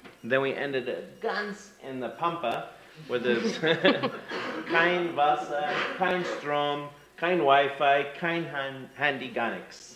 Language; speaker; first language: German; non-native, learner; English